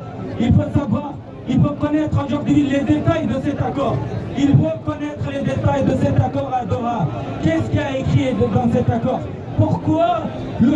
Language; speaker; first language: French; non-native, fluent; Persian